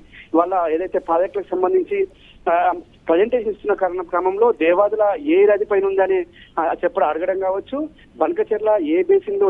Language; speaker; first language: Telugu; native; Telugu